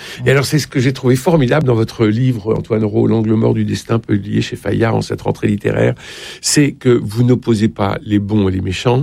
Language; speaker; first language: French; native; French